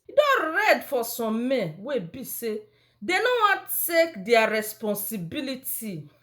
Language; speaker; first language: Nigerian Pidgin; non-native, local second language; Bini